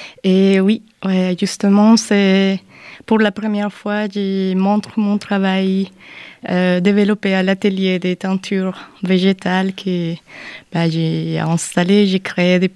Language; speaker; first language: French; non-native, fluent; Spanish